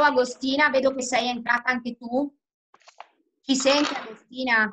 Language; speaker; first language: Italian; native; Italian